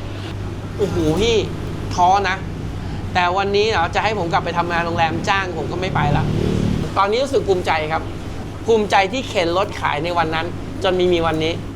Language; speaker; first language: Thai; native; Thai